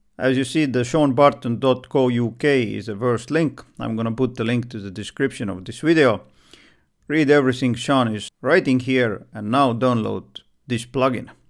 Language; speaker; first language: English; non-native, fluent; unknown